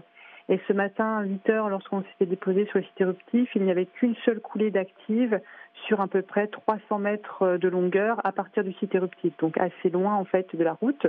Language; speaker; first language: French; native; French